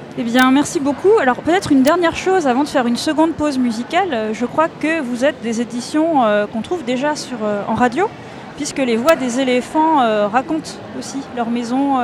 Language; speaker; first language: French; native; French